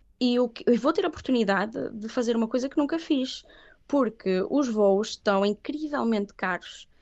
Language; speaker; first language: Portuguese; early bilingual, other home language; Catalan